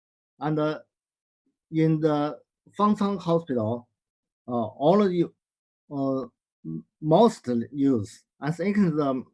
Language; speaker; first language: English; non-native, learner; Chinese